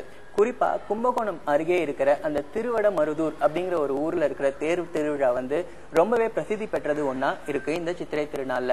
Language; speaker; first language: Tamil; native; Tamil